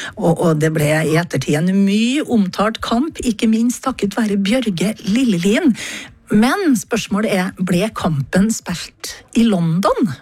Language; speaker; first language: Norwegian; native; Norwegian